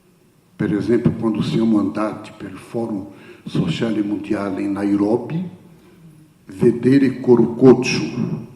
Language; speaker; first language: Italian; non-native, fluent; Portuguese